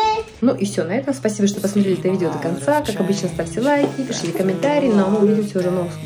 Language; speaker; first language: Russian; native; Russian